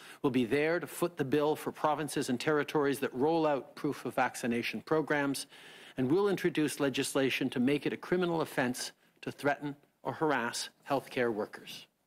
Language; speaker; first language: English; native; English